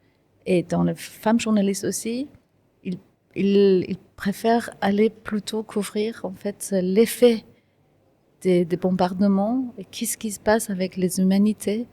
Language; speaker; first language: French; non-native, fluent; Kurdish